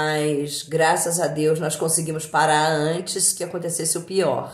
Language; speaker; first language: Portuguese; native; Portuguese